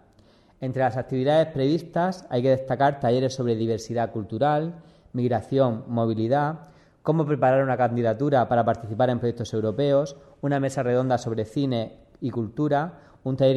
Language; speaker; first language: Spanish; native; Spanish